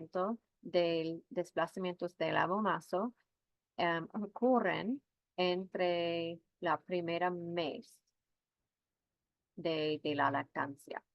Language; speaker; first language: Spanish; non-native, fluent; English